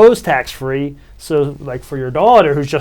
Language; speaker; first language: English; native; English